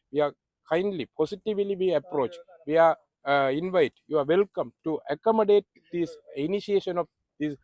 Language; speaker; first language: English; non-native, local second language; Tamil